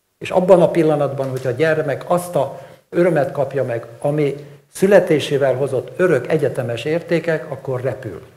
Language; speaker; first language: Hungarian; native; Hungarian